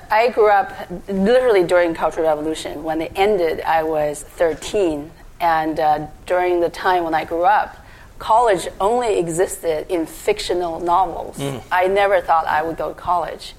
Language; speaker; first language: English; non-native, fluent; Chinese